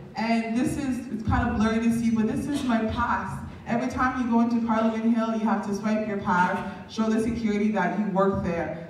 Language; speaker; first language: English; native; English